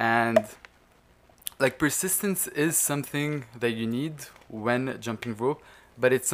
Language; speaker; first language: English; non-native, fluent; Arabic